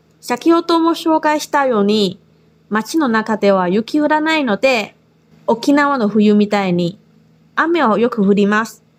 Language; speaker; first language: Japanese; non-native, fluent; Chinese